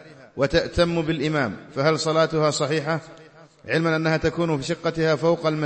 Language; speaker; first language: Arabic; native; Arabic